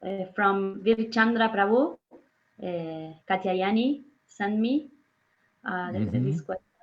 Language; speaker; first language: English; non-native, learner; Spanish